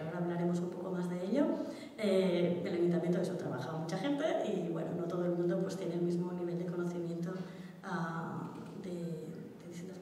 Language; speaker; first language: Spanish; native; Spanish